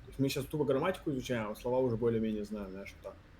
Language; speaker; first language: Russian; native; Russian